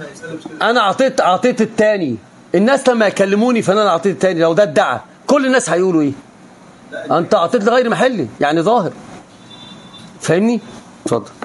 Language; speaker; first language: Arabic; native; Arabic